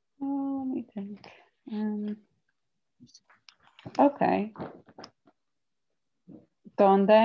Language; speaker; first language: Spanish; non-native, learner; English